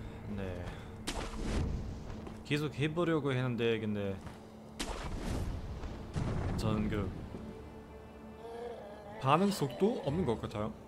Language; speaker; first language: Korean; non-native, fluent; German